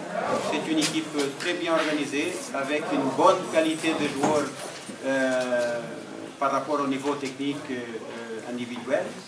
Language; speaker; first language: French; non-native, fluent; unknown